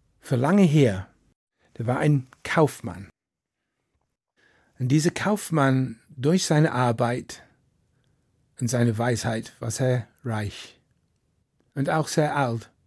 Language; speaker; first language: German; non-native, fluent; English